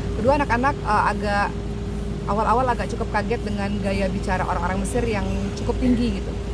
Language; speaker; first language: Indonesian; native; Indonesian